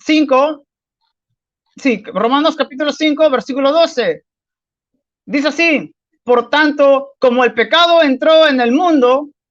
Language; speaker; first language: Spanish; native; Spanish